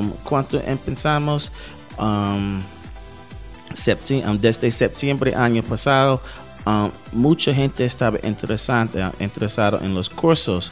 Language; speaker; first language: Spanish; non-native, learner; English